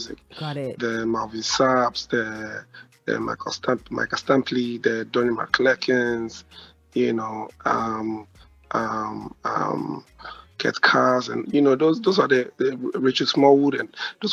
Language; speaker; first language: English; non-native, local second language; Akan